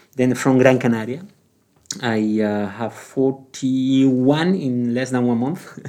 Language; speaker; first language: English; non-native, learner; Spanish